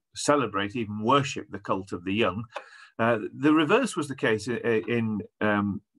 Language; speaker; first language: English; native; English